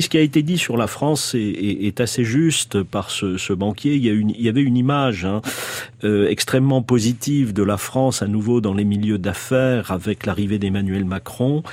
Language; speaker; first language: French; native; French